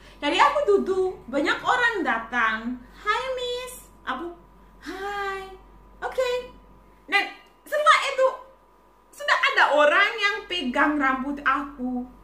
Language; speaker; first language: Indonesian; non-native, fluent; Shona